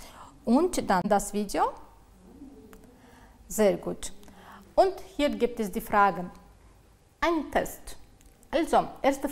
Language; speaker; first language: German; non-native, fluent; Uzbek